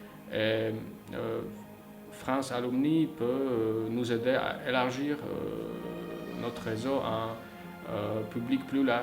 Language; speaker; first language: French; non-native, fluent; Slovak